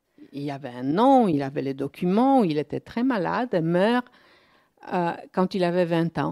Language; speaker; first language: French; non-native, fluent; Polish